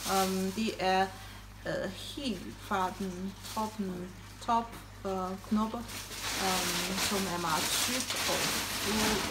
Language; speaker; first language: Danish; non-native, fluent; Chinese